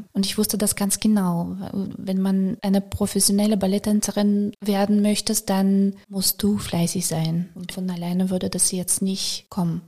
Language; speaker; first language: German; non-native, fluent; Russian